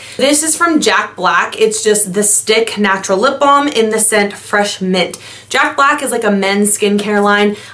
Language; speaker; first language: English; native; English